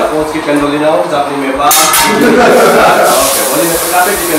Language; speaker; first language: Polish; non-native, learner; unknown